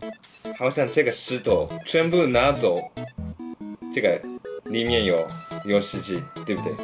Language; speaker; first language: Chinese; non-native, learner; Japanese